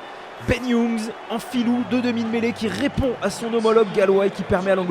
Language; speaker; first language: French; native; French